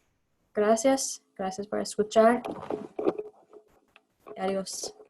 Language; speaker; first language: Spanish; non-native, fluent; English